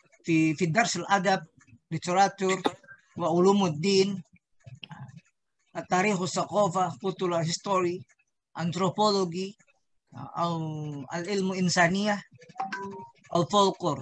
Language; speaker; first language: Arabic; non-native, learner; Indonesian